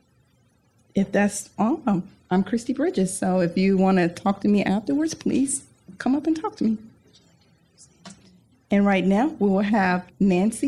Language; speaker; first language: English; native; English